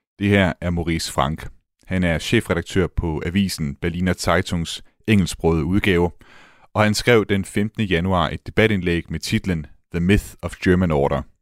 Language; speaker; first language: Danish; native; Danish